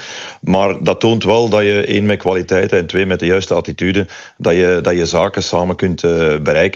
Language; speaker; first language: Dutch; native; Dutch